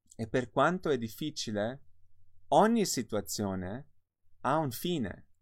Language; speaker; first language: Italian; non-native, fluent; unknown